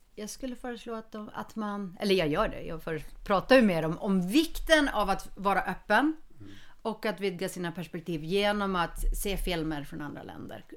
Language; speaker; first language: Swedish; early bilingual, heritage; Swedish